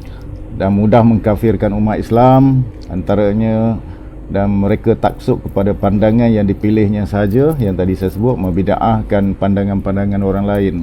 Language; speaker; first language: Malay; native; Malay